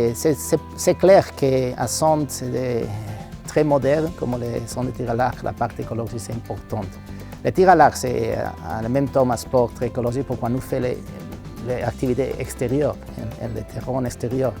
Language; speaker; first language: French; non-native, learner; Spanish